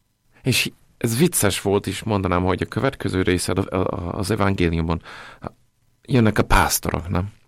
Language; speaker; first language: Hungarian; non-native, fluent; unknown